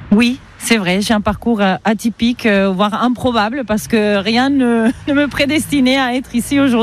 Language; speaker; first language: French; non-native, fluent; Spanish